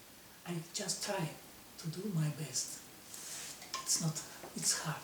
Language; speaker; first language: English; non-native, learner; Russian